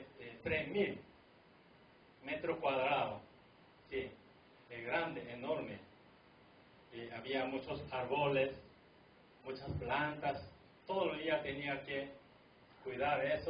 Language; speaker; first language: Spanish; non-native, fluent; Korean